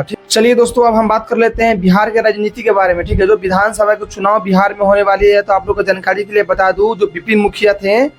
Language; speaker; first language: Hindi; native; Hindi